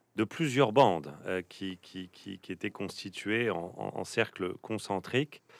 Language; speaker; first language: French; native; French